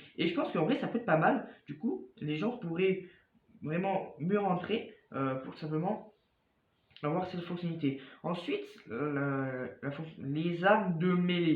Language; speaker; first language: French; native; French